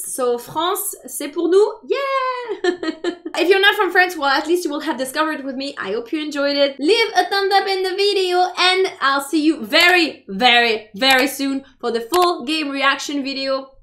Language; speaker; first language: English; non-native, fluent; French